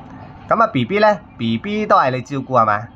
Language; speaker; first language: Cantonese; native; Cantonese